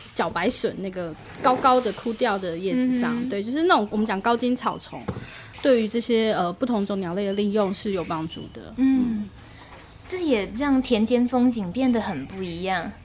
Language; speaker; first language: Chinese; native; Chinese